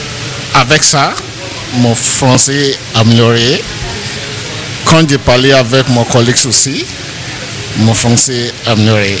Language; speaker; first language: French; non-native, learner; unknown